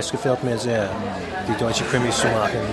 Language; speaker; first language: German; non-native, fluent; English